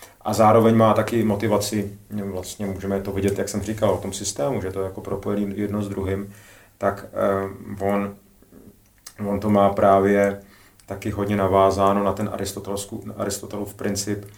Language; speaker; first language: Czech; native; Czech